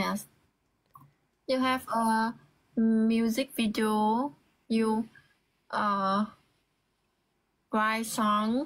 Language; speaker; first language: English; non-native, learner; Vietnamese